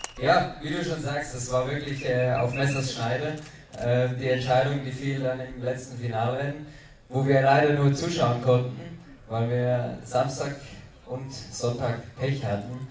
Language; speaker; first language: German; native; German